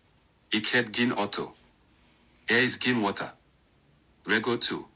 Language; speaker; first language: Dutch; non-native, learner; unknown